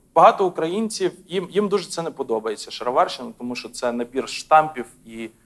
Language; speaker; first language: Ukrainian; non-native, local second language; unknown